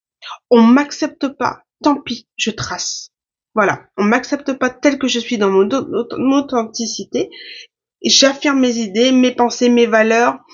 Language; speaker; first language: French; native; French